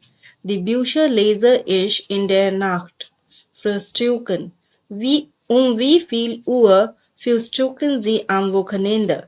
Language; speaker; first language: German; non-native, fluent; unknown